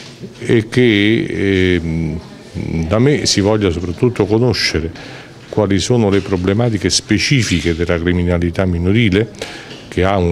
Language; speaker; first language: Italian; native; Italian